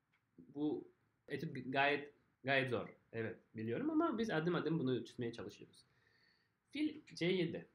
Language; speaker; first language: Turkish; non-native, fluent; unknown